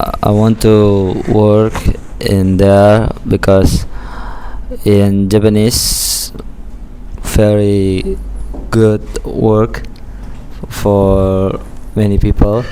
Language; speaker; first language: English; non-native, learner; Indonesian